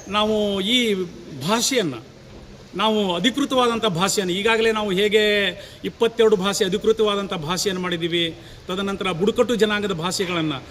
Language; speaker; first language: Kannada; non-native, local second language; Lambadi